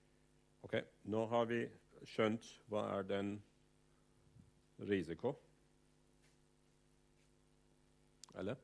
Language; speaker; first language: Norwegian; non-native, fluent; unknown